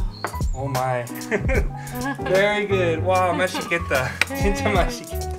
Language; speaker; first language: Korean; non-native, learner; English